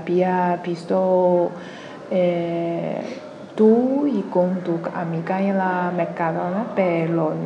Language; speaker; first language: Spanish; non-native, learner; Chinese